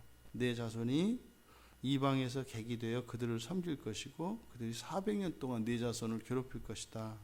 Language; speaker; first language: Korean; native; Korean